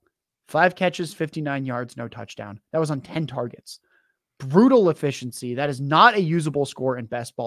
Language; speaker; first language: English; native; English